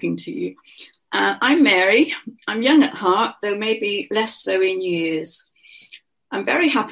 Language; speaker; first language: English; native; English